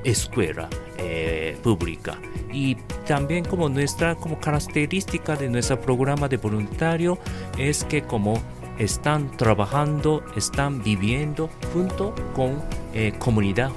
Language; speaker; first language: Spanish; non-native, learner; Japanese